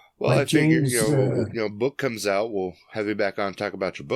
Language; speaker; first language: English; native; English